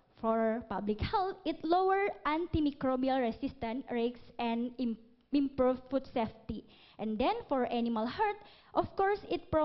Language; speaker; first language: English; non-native, fluent; Indonesian